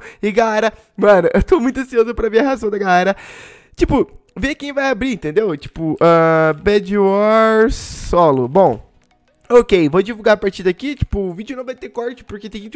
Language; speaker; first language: Portuguese; native; Portuguese